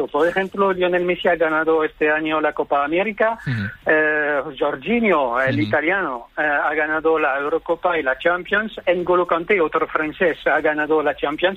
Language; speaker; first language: Spanish; non-native, fluent; French